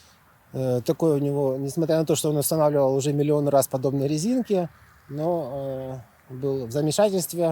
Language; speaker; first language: Russian; native; Russian